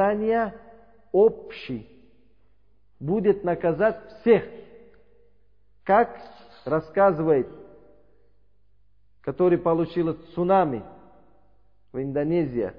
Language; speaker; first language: Russian; non-native, learner; Uzbek